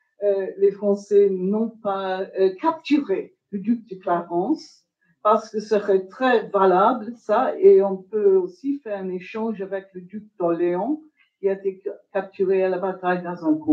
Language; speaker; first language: French; non-native, fluent; English